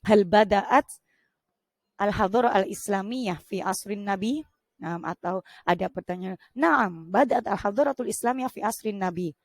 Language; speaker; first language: Arabic; non-native, fluent; Indonesian